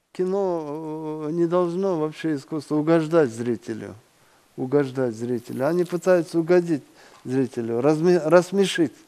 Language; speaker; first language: Russian; non-native, local second language; Kyrgyz